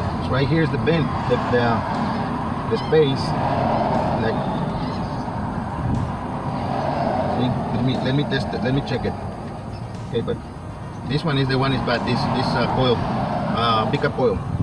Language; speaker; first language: English; non-native, fluent; Spanish